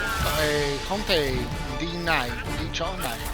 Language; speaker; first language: Vietnamese; non-native, learner; English